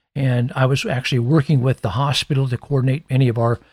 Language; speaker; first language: English; native; English